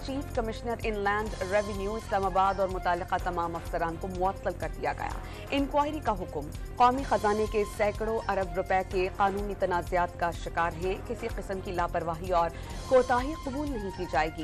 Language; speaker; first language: Urdu; native; Urdu